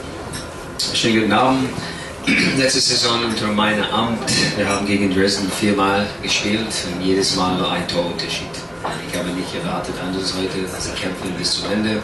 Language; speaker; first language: German; non-native, learner; English